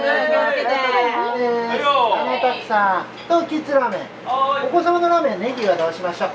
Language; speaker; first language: Japanese; native; Japanese